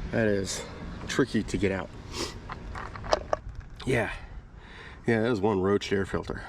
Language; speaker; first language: English; native; English